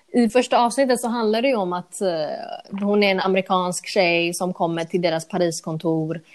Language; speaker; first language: Swedish; non-native, local second language; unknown